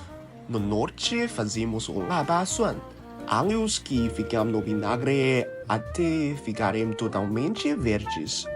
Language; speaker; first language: Portuguese; non-native, learner; Chinese